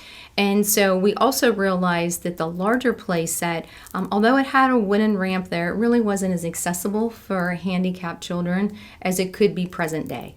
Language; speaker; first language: English; native; English